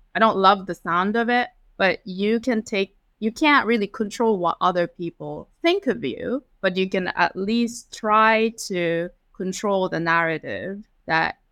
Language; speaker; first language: English; early bilingual, other home language; Japanese